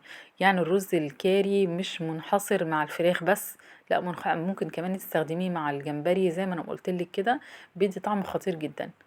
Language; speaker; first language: Arabic; native; Arabic